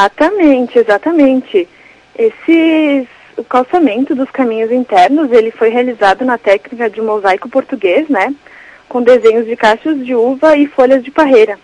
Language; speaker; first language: Portuguese; native; Portuguese